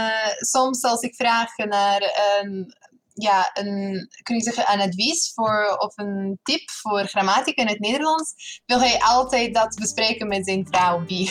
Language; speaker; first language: Dutch; non-native, fluent; Serbian